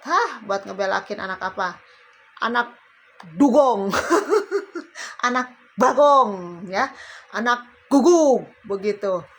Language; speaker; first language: Indonesian; native; Indonesian